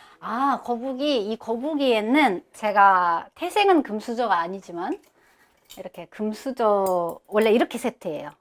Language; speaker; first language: Korean; non-native, fluent; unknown